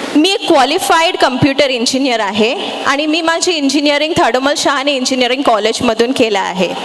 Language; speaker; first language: Marathi; non-native, local second language; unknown